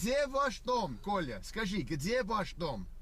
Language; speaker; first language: Russian; non-native, learner; English